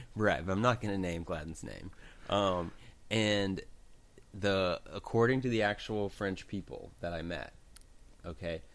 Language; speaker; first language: English; native; English